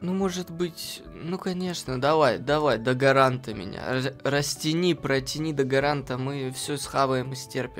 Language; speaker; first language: Russian; native; Russian